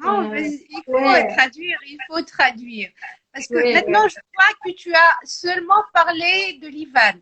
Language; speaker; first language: French; non-native, local second language; Arabic